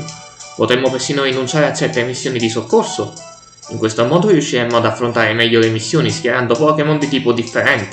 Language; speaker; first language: Italian; native; Italian